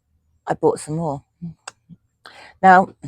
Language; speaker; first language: English; native; English